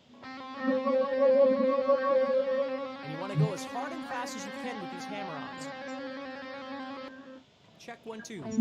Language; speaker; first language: English; native; English